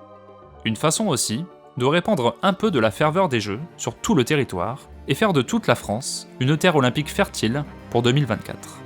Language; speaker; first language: French; native; French